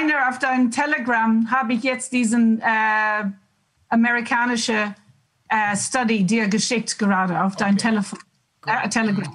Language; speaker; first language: German; non-native, learner; English